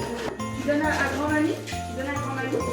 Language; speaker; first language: French; native; French